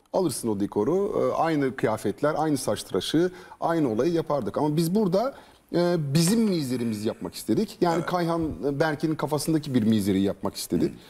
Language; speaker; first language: Turkish; early bilingual, heritage; Turkish